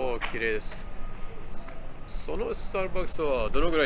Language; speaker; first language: Japanese; non-native, learner; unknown